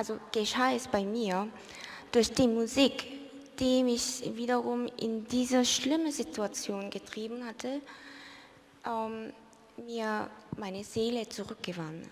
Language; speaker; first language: German; early bilingual, other home language; Korean